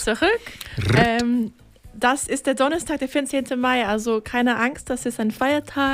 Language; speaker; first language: German; non-native, fluent; English